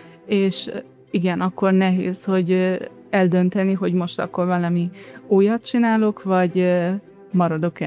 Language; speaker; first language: Hungarian; early bilingual, heritage; Hungarian